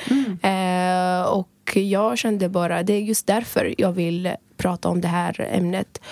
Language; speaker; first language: Swedish; non-native, fluent; Arabic